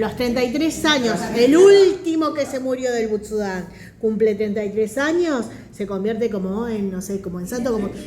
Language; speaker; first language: Spanish; native; Spanish